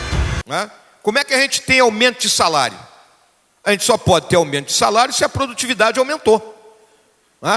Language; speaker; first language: Portuguese; native; Portuguese